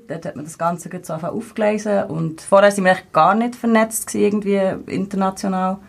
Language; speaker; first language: German; native; German